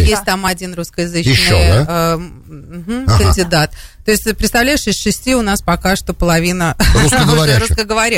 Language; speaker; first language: Russian; native; Russian